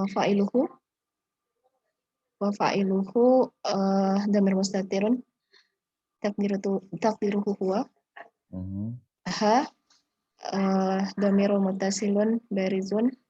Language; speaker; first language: Arabic; non-native, learner; Indonesian